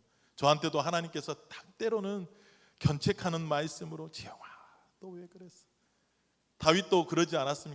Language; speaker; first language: Korean; native; Korean